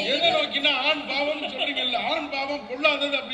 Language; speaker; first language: Tamil; native; Tamil